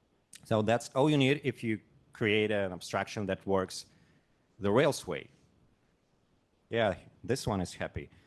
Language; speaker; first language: English; non-native, fluent; Russian